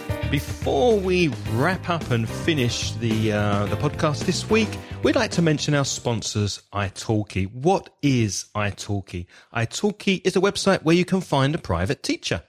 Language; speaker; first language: English; native; English